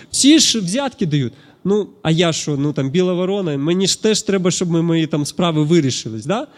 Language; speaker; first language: Ukrainian; non-native, local second language; Russian